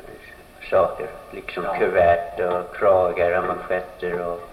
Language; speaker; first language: Swedish; early bilingual, heritage; Swedish